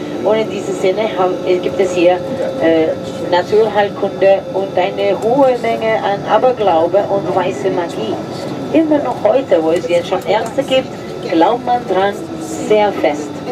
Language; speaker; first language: German; non-native, fluent; Spanish